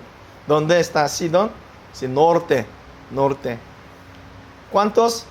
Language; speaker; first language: Spanish; non-native, learner; Korean